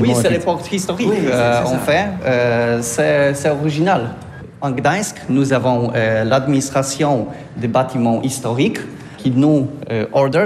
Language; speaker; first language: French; non-native, learner; Polish